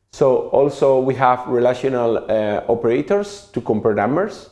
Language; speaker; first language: English; non-native, fluent; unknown